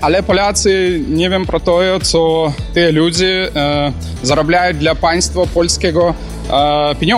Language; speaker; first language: Polish; non-native, learner; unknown